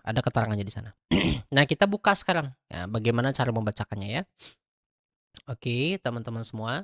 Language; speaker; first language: Indonesian; native; Indonesian